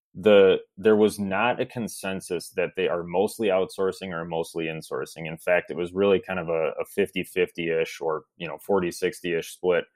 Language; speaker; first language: English; native; English